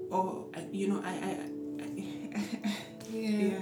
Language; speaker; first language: English; non-native, local second language; Southern Sotho